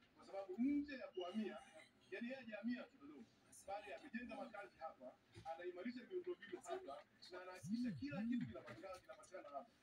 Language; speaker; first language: Swahili; native; Swahili